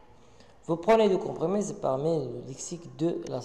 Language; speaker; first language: French; non-native, local second language; Arabic